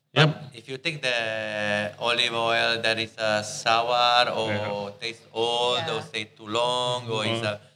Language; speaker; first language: English; non-native, fluent; Italian